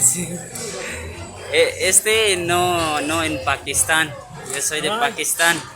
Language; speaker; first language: Spanish; non-native, learner; Urdu